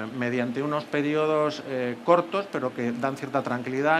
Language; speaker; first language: Spanish; native; Spanish